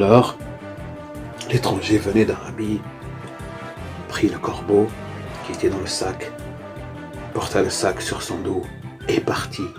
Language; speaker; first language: French; native; French